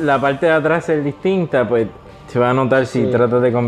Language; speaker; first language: Spanish; native; Spanish